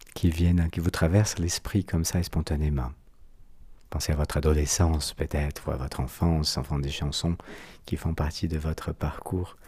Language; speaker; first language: French; non-native, fluent; Portuguese